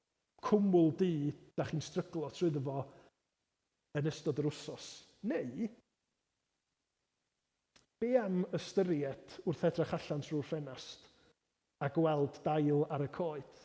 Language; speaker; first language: Welsh; native; Welsh